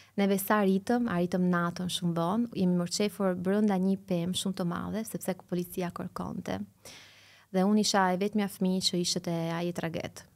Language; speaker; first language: Albanian; early bilingual, heritage; Albanian